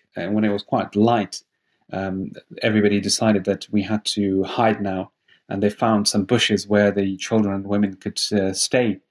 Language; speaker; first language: English; non-native, fluent; Persian